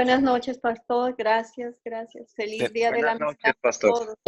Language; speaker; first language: Spanish; native; Spanish